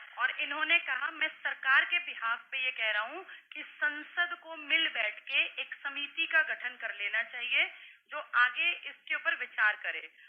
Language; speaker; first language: Hindi; native; Hindi